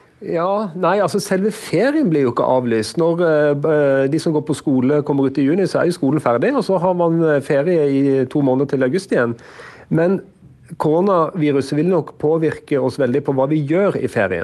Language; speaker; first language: Norwegian; native; Norwegian